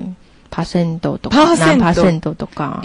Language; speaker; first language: Japanese; non-native, learner; Chinese